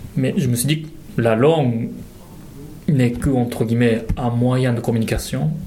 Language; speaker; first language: French; non-native, fluent; Japanese